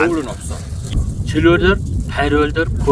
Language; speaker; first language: Korean; non-native, learner; Mongolian